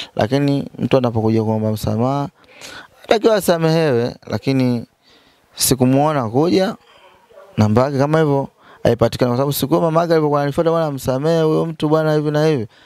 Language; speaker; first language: Swahili; native; Swahili